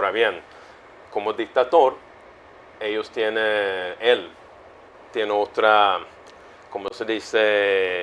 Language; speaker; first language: Spanish; non-native, fluent; Swedish